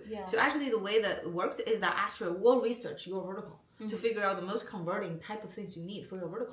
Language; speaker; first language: English; non-native, fluent; Chinese